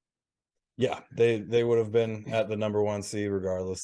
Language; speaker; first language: English; native; English